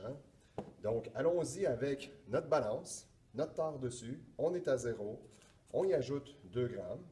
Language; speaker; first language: French; native; French